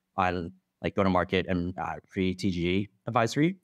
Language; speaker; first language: English; non-native, fluent; Chinese